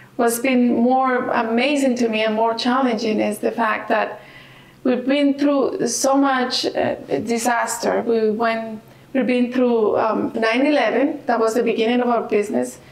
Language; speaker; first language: English; non-native, fluent; Spanish